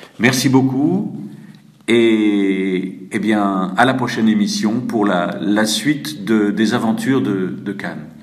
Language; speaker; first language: French; native; French